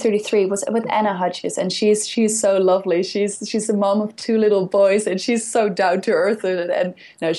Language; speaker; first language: English; non-native, fluent; Dutch